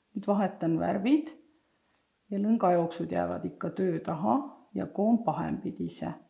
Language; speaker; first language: Estonian; native; Estonian